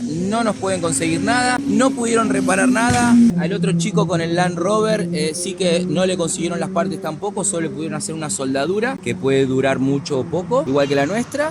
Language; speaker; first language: Spanish; native; Spanish